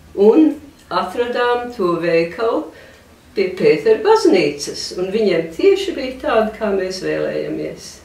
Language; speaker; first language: Latvian; early bilingual, heritage; Latvian